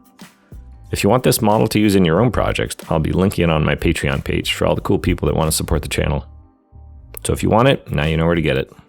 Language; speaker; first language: English; native; English